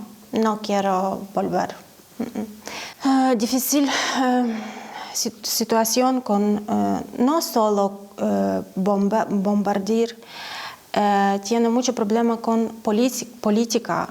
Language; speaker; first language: Spanish; non-native, learner; Ukrainian